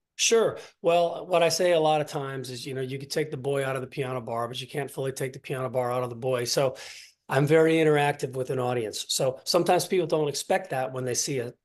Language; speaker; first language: English; native; English